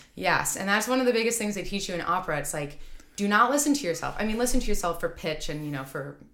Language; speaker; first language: English; native; English